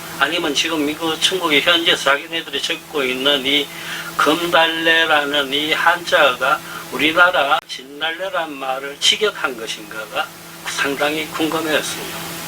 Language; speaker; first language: Korean; native; Korean